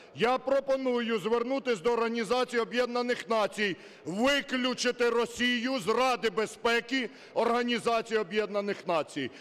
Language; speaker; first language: Ukrainian; native; Ukrainian